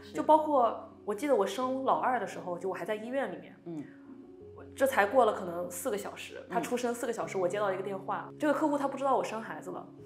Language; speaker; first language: Chinese; early bilingual, heritage; Chinese